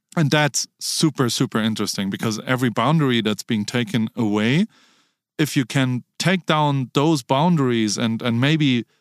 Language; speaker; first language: English; non-native, fluent; German